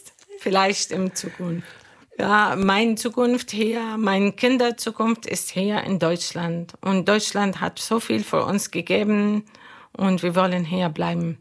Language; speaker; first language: German; non-native, learner; Arabic